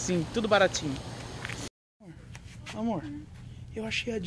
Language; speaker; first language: Portuguese; native; Portuguese